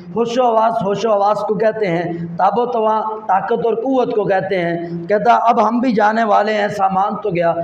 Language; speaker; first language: Urdu; non-native, local second language; Punjabi